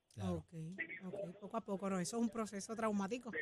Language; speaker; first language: Spanish; native; Spanish